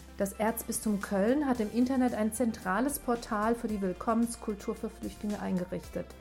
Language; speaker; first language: German; native; German